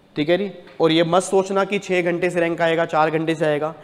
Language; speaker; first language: Hindi; native; Hindi